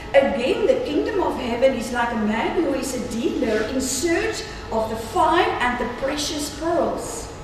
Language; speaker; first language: English; non-native, local second language; Afrikaans